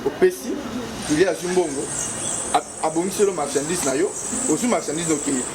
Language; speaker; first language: Lingala; native; Lingala